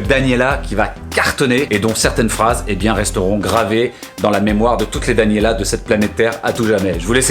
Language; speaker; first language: French; native; French